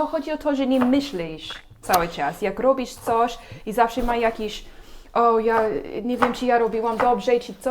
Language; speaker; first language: Polish; non-native, learner; English